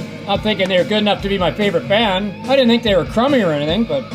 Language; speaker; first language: English; native; English